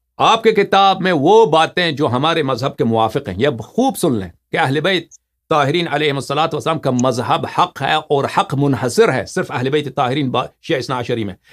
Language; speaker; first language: Hindi; non-native, fluent; Persian